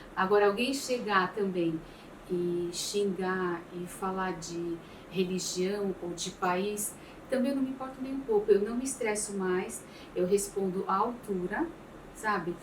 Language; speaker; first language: Portuguese; early bilingual, other home language; Arabic